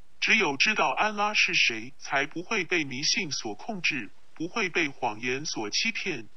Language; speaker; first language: Chinese; non-native, local second language; Cantonese